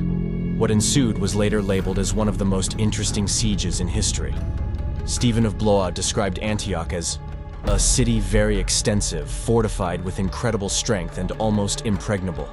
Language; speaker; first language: English; native; English